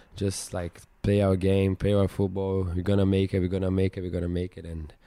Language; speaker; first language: English; non-native, fluent; Portuguese